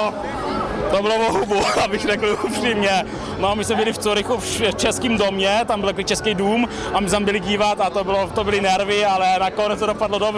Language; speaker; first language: Czech; early bilingual, heritage; Czech